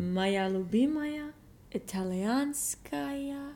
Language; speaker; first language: Russian; non-native, learner; English